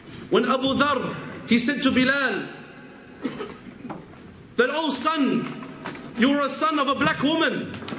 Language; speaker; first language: English; native; English